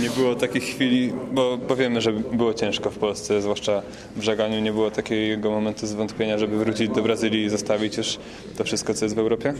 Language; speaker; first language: Polish; native; Polish